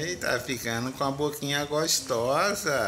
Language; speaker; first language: Portuguese; native; Portuguese